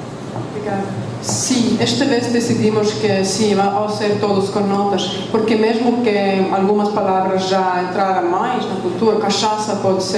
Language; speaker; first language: Portuguese; non-native, fluent; Estonian